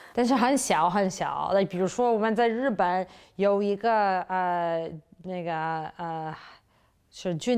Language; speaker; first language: Chinese; non-native, fluent; English